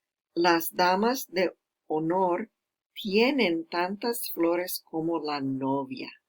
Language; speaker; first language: Spanish; non-native, fluent; English